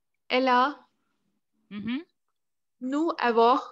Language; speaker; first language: French; non-native, learner; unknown